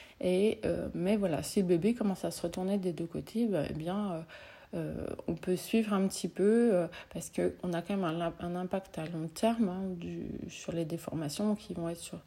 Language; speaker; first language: French; native; French